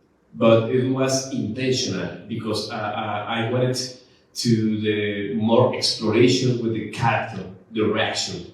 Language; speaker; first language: English; non-native, learner; Spanish